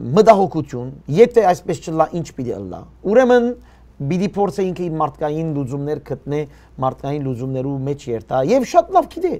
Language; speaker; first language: Armenian; early bilingual, heritage; Armenian